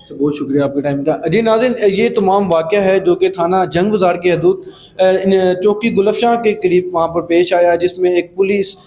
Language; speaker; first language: Urdu; non-native, local second language; Punjabi